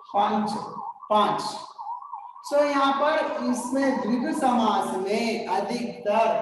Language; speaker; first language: Hindi; non-native, local second language; Telugu